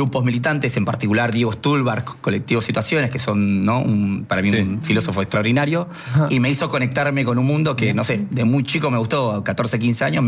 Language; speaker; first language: Spanish; non-native, local second language; Quechua